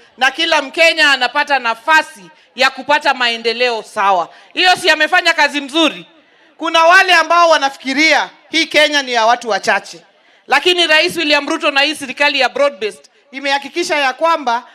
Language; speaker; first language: Swahili; non-native, local second language; Luo (Kenya and Tanzania)